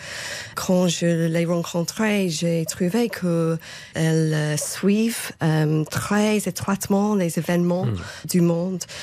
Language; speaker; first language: French; non-native, fluent; English